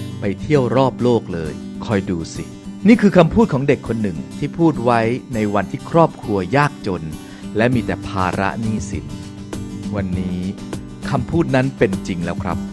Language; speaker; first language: Thai; native; Thai